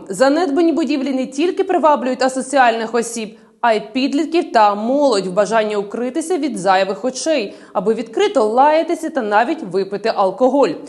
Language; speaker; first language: Ukrainian; native; Ukrainian